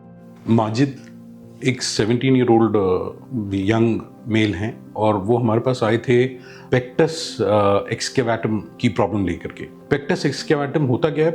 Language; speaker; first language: Hindi; native; Hindi